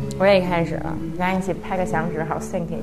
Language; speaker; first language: Chinese; native; Chinese